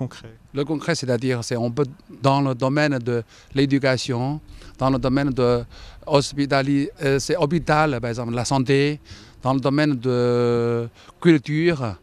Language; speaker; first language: French; non-native, fluent; Chinese